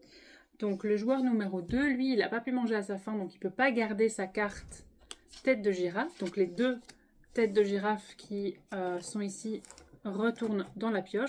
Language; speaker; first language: French; native; French